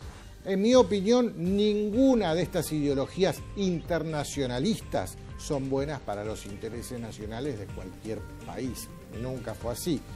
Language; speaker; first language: Spanish; native; Spanish